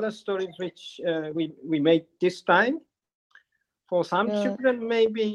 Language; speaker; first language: English; non-native, learner; Japanese